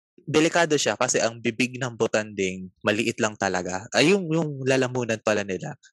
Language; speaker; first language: Filipino; non-native, local second language; Bikol